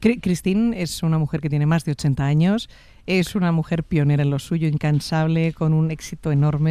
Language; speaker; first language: Spanish; native; Spanish